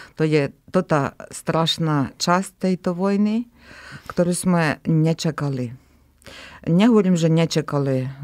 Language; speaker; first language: Slovak; non-native, fluent; Ukrainian